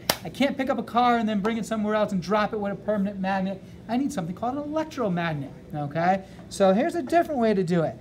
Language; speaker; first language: English; native; English